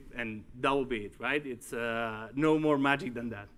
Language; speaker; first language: English; non-native, fluent; Spanish